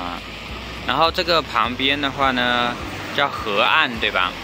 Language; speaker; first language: Chinese; native; Chinese